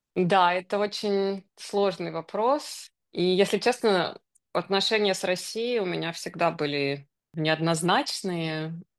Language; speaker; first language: Russian; native; Russian